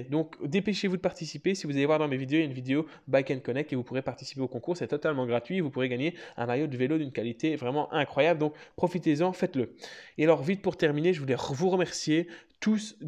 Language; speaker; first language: French; native; French